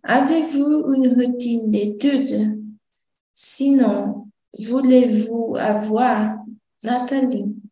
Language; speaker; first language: French; non-native, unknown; Portuguese